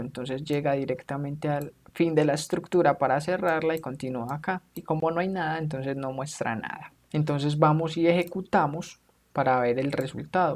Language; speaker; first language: Spanish; native; Spanish